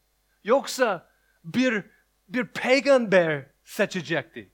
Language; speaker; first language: Turkish; non-native, learner; English